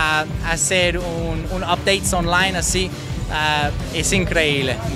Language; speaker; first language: Spanish; non-native, learner; English